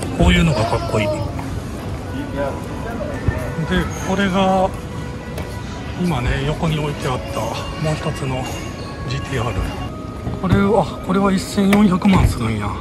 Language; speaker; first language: Japanese; native; Japanese